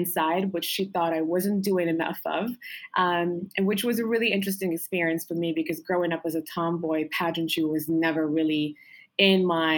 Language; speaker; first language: English; non-native, fluent; Arabic